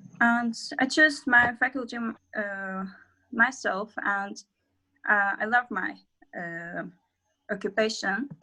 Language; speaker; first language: English; non-native, learner; Azerbaijani